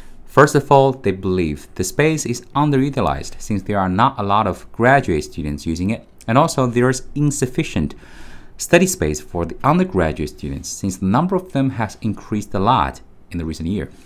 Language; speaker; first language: English; non-native, fluent; Chinese